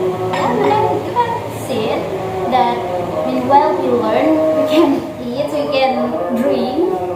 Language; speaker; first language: English; non-native, fluent; Indonesian